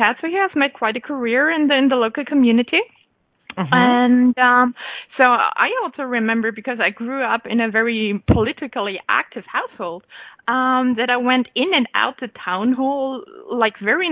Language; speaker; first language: English; non-native, fluent; German